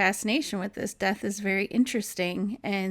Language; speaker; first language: English; native; English